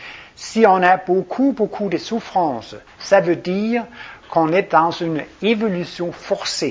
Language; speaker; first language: French; non-native, fluent; Danish